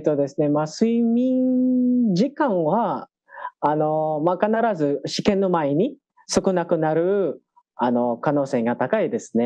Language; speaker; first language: Japanese; non-native, fluent; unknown